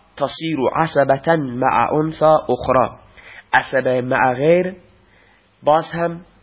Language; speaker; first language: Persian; non-native, local second language; Baluchi